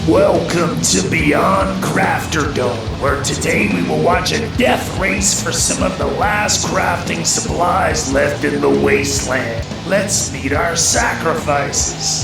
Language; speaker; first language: English; native; English